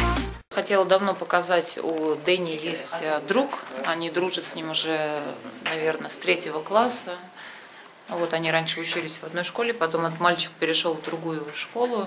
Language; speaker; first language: Russian; native; Russian